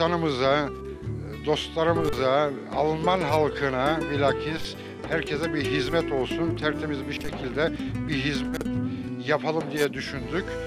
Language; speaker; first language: Turkish; native; Turkish